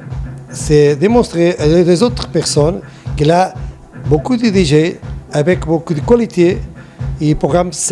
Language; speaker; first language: French; non-native, learner; Portuguese